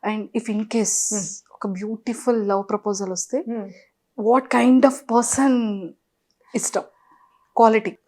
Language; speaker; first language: Telugu; native; Telugu